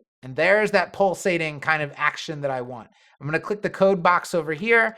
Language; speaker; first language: English; native; English